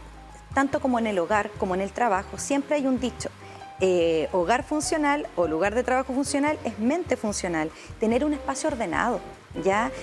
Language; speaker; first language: Spanish; native; Spanish